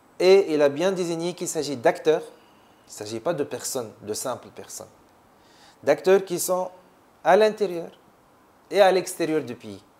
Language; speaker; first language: French; non-native, local second language; Arabic